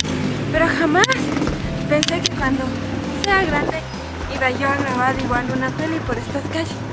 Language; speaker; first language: Spanish; native; Spanish